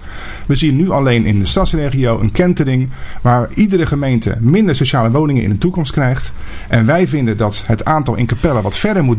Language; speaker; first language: Dutch; native; Dutch